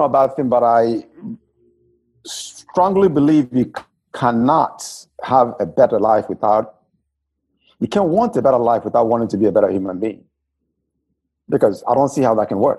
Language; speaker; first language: English; non-native, local second language; Igbo